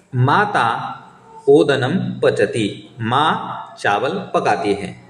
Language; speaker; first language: Hindi; non-native, local second language; Marathi